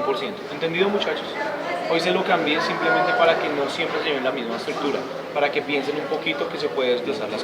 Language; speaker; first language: Spanish; native; Spanish